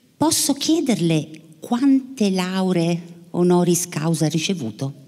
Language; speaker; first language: Italian; native; Italian